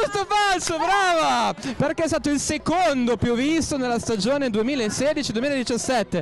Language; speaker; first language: Italian; native; Italian